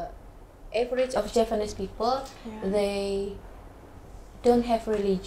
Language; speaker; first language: English; non-native, learner; Indonesian